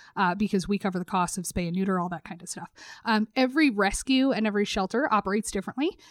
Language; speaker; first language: English; native; English